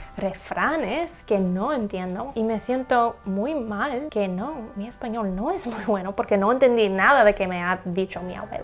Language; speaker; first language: Spanish; non-native, learner; English